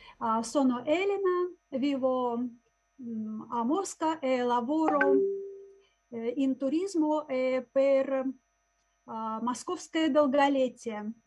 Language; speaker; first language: Italian; non-native, learner; Russian